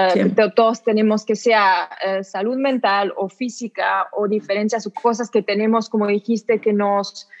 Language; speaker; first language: Spanish; non-native, fluent; French